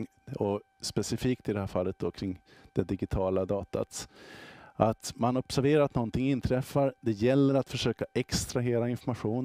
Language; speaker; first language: Swedish; native; Swedish